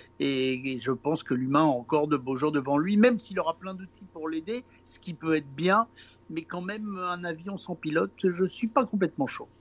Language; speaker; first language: French; native; French